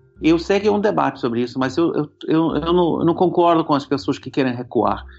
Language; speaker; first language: Portuguese; non-native, fluent; English